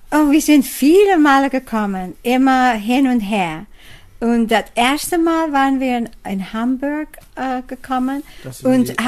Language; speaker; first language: German; non-native, learner; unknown